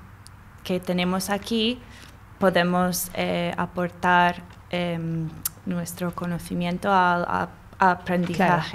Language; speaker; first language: Spanish; non-native, fluent; English